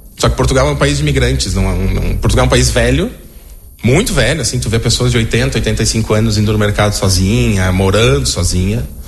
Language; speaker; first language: Portuguese; native; Portuguese